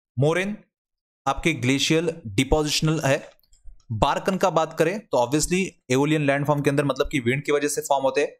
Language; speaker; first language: Hindi; non-native, local second language; Marathi